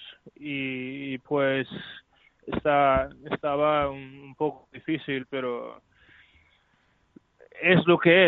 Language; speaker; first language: Spanish; non-native, learner; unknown